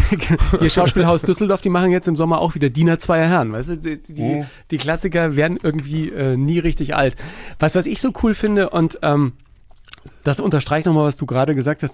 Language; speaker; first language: German; native; German